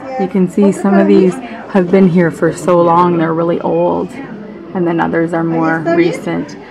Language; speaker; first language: English; early bilingual, heritage; English